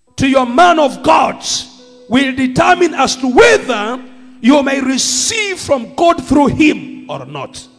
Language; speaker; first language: English; non-native, local second language; Swahili